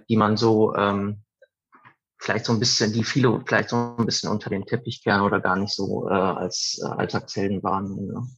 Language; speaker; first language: German; early bilingual, other home language; Italian